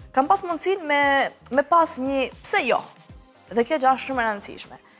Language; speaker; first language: Albanian; early bilingual, heritage; Albanian